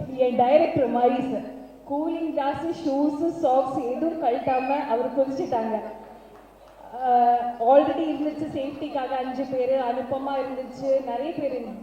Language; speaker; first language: Tamil; non-native, learner; Malayalam